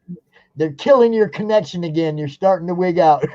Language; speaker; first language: English; native; English